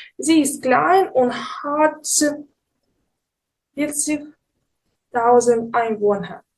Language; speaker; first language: German; non-native, learner; Ukrainian